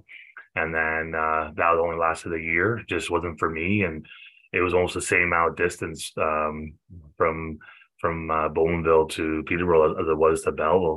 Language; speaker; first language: English; native; English